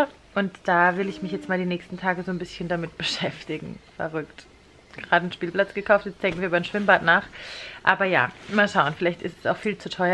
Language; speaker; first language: German; native; German